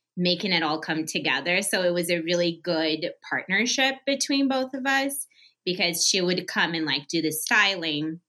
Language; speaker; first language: English; early bilingual, other home language; Portuguese